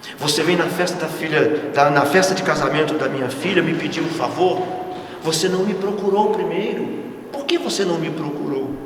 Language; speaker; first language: Portuguese; native; Portuguese